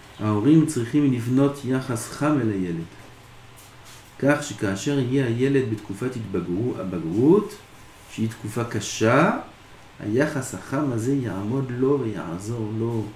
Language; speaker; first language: Hebrew; non-native, fluent; French